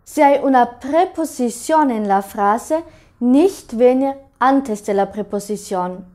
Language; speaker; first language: Spanish; non-native, fluent; German